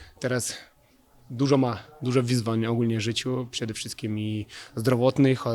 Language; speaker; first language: Polish; non-native, fluent; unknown